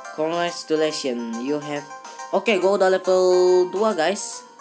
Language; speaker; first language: English; non-native, learner; Indonesian